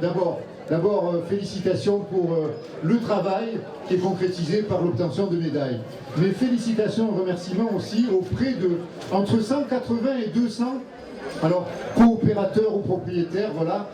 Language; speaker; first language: French; native; French